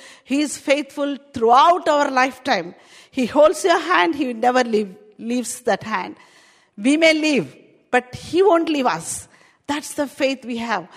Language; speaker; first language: English; non-native, local second language; Telugu